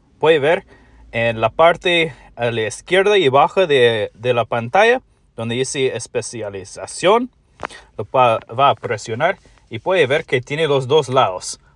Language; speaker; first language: Spanish; non-native, learner; English